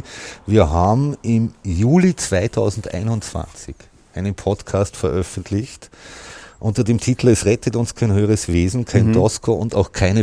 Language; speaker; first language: German; native; German